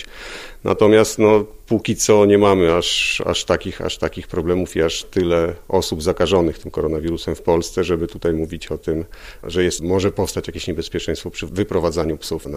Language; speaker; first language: Polish; native; Polish